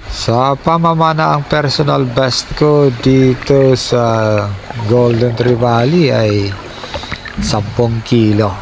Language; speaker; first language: Filipino; non-native, local second language; Cebuano